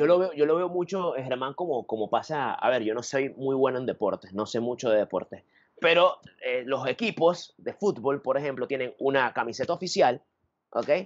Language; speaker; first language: Spanish; native; Spanish